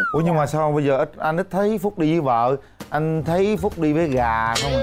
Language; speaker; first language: Vietnamese; native; Vietnamese